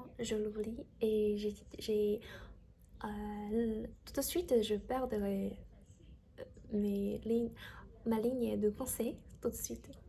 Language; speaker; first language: French; non-native, learner; Chinese